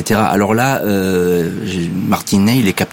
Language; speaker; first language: French; native; French